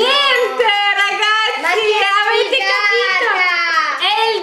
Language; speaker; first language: Italian; non-native, fluent; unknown